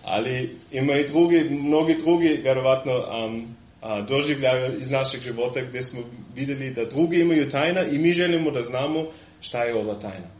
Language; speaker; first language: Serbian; non-native, fluent; German